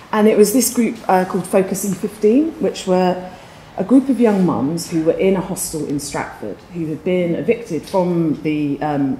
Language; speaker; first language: English; native; English